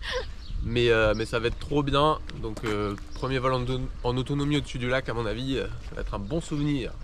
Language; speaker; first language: French; native; French